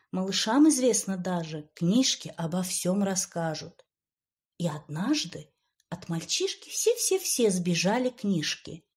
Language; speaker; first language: Russian; non-native, local second language; Azerbaijani